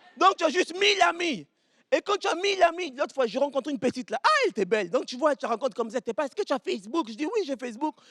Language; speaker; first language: French; early bilingual, other home language; Lingala